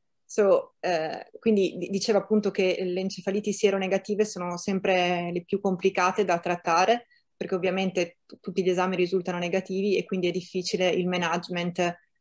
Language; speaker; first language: Italian; native; Italian